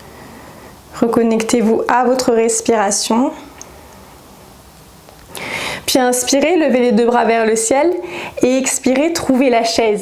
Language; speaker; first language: French; native; French